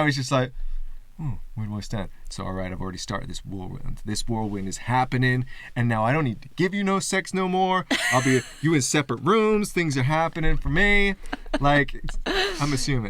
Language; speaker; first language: English; native; English